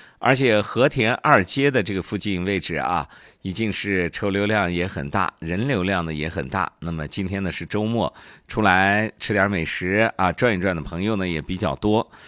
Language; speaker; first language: Chinese; native; Chinese